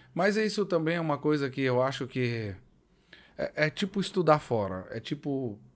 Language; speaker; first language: Portuguese; native; Portuguese